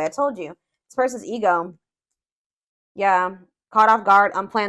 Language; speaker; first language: English; native; English